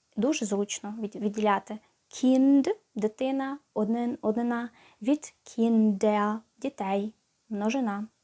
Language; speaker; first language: Ukrainian; native; Ukrainian